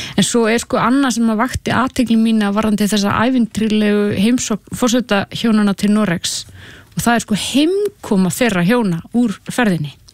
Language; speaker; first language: Icelandic; native; Icelandic